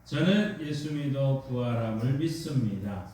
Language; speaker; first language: Korean; native; Korean